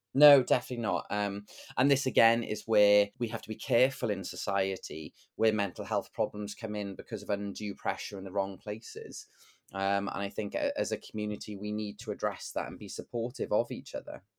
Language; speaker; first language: English; native; English